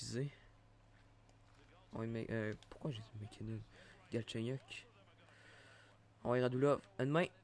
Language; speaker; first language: French; native; French